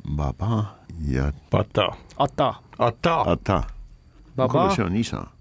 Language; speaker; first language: Estonian; non-native, local second language; Russian